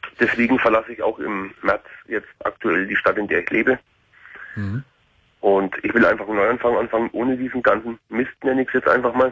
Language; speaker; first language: German; native; German